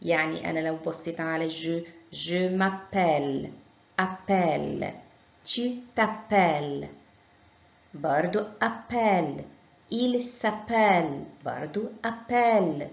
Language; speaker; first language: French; non-native, fluent; Arabic